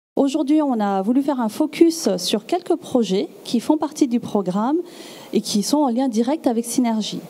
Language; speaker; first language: French; native; French